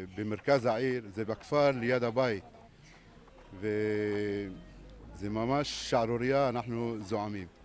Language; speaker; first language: Hebrew; non-native, local second language; Arabic